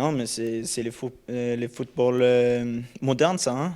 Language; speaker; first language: French; non-native, learner; Norwegian